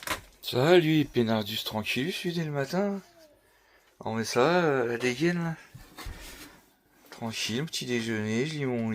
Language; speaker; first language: French; native; French